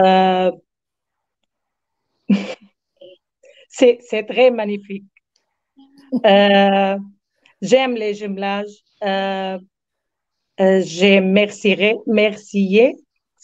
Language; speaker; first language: French; non-native, learner; Arabic